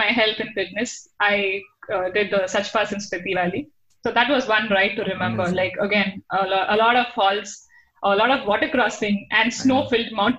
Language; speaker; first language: English; non-native, local second language; Tulu